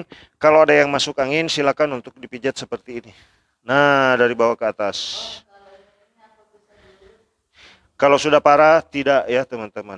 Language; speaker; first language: Indonesian; native; Indonesian